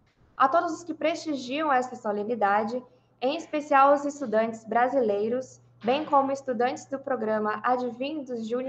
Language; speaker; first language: Portuguese; native; Portuguese